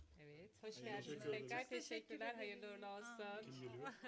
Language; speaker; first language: Turkish; native; Turkish